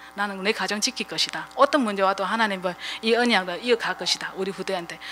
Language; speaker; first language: Korean; non-native, fluent; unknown